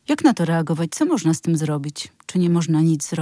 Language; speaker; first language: Polish; native; Polish